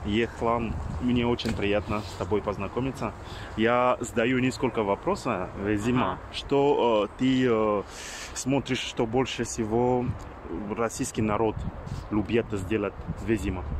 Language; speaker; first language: Russian; non-native, learner; French